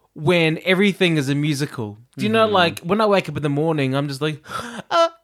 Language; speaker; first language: English; native; English